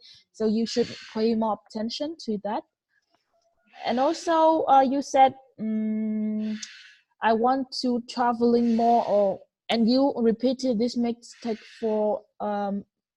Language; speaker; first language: English; non-native, fluent; Vietnamese